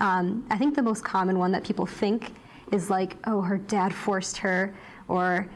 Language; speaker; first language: English; native; English